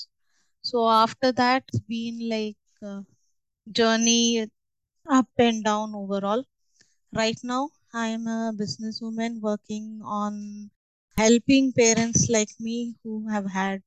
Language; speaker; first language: English; non-native, local second language; Tamil